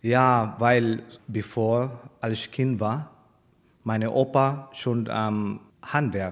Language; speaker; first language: German; non-native, learner; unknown